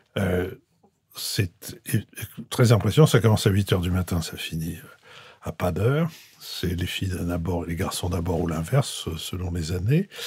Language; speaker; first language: French; native; French